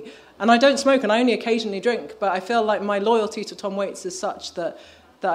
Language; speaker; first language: English; native; English